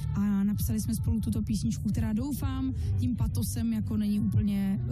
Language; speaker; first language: Czech; non-native, local second language; Polish